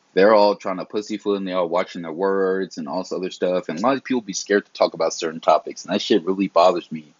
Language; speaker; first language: English; native; English